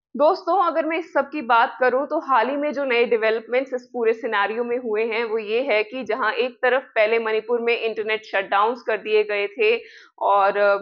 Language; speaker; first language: Hindi; non-native, local second language; Punjabi